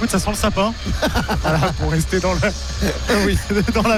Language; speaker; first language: French; native; French